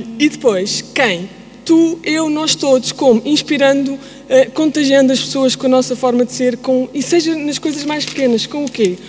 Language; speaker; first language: Portuguese; early bilingual, heritage; Portuguese